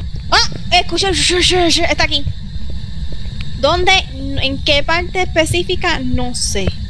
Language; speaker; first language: Spanish; native; Spanish